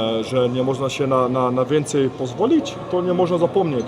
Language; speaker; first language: Polish; early bilingual, heritage; Polish